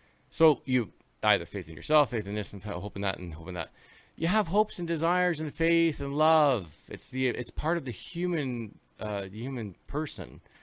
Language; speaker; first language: English; early bilingual, other home language; French